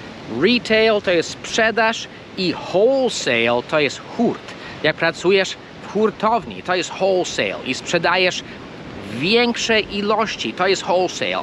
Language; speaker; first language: Polish; early bilingual, heritage; Polish